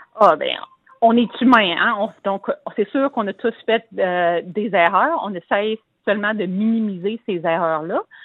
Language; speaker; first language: French; native; French